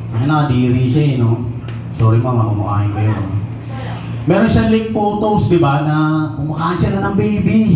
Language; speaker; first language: Filipino; native; Filipino